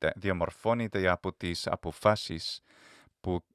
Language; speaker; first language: Greek; non-native, learner; English